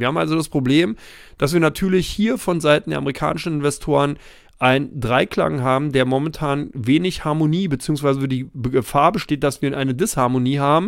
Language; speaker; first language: German; native; German